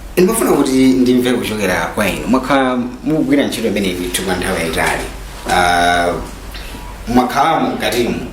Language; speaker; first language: Nyanja; native; Nyanja